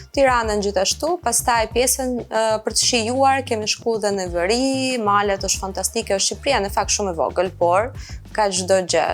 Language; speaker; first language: Albanian; non-native, fluent; Ukrainian